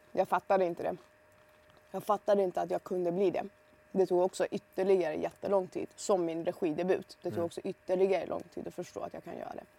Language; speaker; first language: Swedish; early bilingual, other home language; Persian